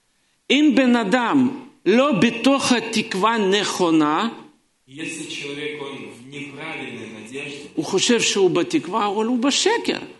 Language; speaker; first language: Hebrew; non-native, fluent; Russian